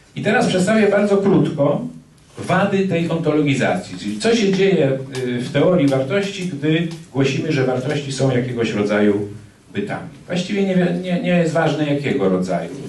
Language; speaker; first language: Polish; native; Polish